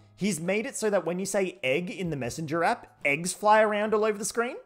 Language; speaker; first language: English; native; English